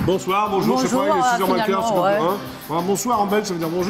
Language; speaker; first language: French; native; French